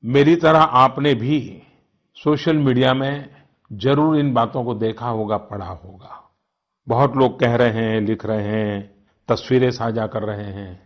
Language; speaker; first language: Hindi; non-native, local second language; Gujarati